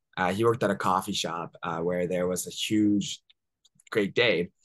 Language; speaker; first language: English; native; English